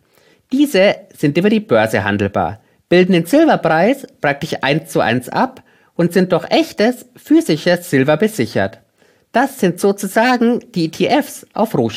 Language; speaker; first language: German; native; German